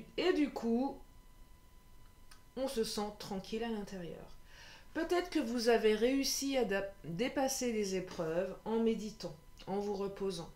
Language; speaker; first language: French; native; French